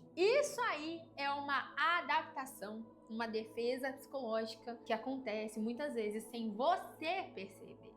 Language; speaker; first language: Portuguese; native; Portuguese